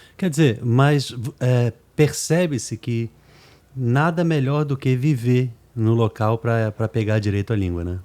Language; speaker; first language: Portuguese; native; Portuguese